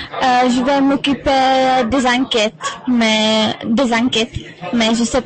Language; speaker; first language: French; non-native, fluent; Czech